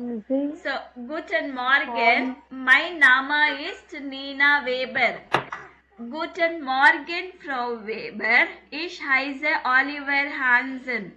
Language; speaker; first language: German; non-native, fluent; Tamil